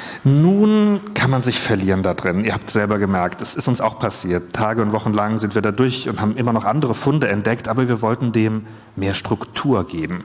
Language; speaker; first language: German; native; German